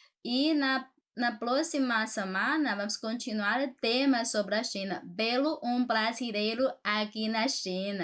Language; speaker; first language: Portuguese; non-native, fluent; Chinese